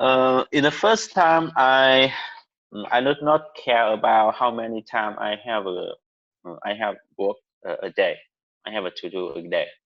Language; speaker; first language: English; non-native, learner; Vietnamese